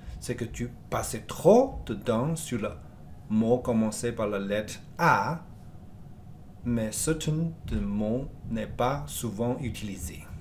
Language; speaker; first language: French; non-native, learner; Chinese